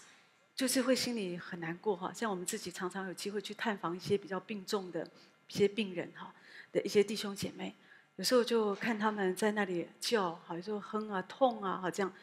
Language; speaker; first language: Chinese; native; Chinese